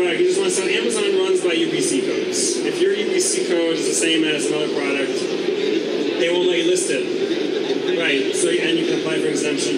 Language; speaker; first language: English; native; English